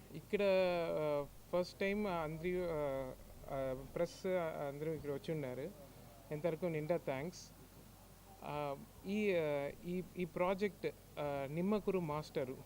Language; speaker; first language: Telugu; non-native, learner; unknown